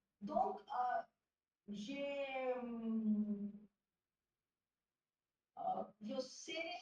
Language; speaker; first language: French; non-native, learner; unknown